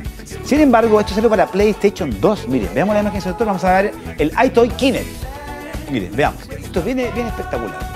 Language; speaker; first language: Spanish; native; Spanish